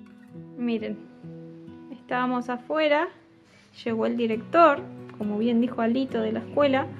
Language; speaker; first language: Spanish; native; Spanish